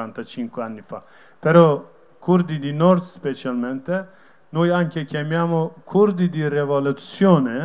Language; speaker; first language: Italian; non-native, learner; Kurdish